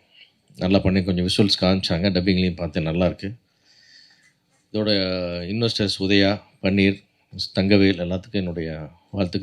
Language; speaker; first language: Tamil; native; Tamil